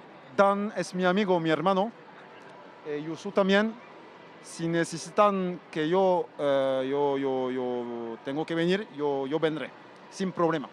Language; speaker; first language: Spanish; non-native, fluent; French